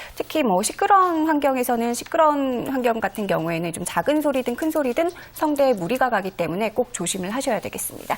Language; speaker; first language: Korean; native; Korean